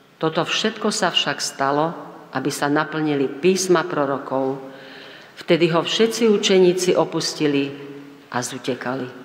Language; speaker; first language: Slovak; native; Slovak